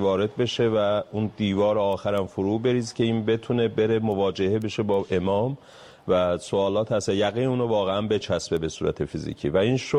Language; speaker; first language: Persian; non-native, local second language; Azerbaijani